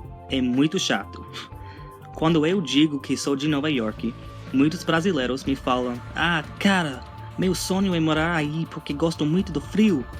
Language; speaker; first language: Portuguese; non-native, fluent; English